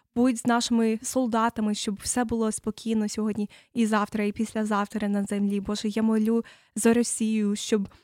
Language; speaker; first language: Ukrainian; early bilingual, other home language; English